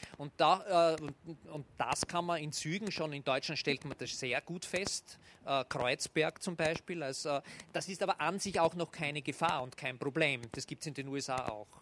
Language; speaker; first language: German; native; German